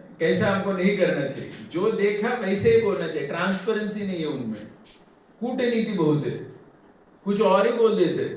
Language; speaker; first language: Hindi; non-native, local second language; Tamil